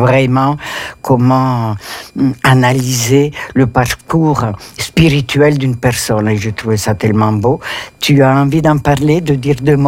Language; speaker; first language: French; native; French